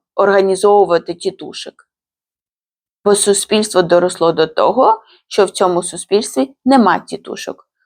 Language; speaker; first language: Ukrainian; non-native, fluent; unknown